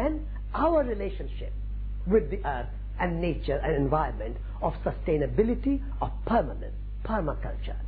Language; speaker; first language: English; non-native, local second language; Marwari